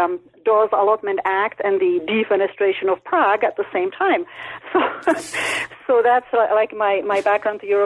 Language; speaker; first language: English; non-native, fluent; Czech